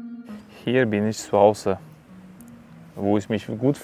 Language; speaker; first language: German; non-native, fluent; Norwegian